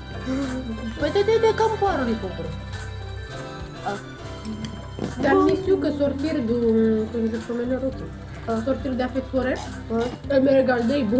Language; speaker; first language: French; non-native, learner; Romanian